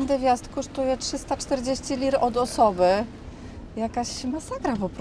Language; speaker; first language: Polish; native; Polish